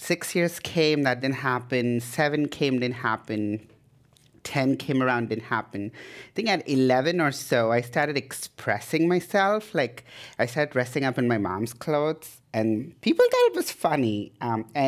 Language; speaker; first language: English; non-native, local second language; Tamil